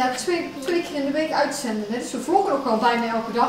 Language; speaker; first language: Dutch; native; Dutch